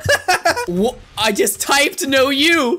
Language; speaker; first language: English; native; English